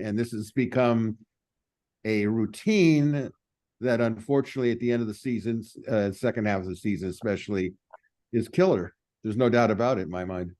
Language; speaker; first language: English; native; English